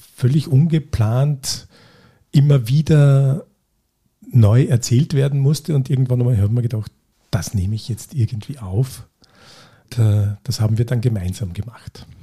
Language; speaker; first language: German; native; German